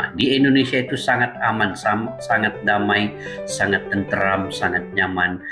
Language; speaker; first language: Malay; native; Malay